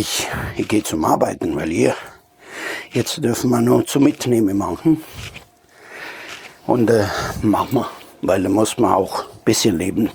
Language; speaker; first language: German; non-native, fluent; Italian